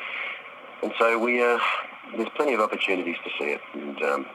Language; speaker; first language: English; native; English